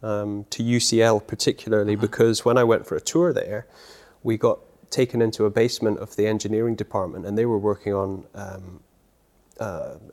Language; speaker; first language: English; native; English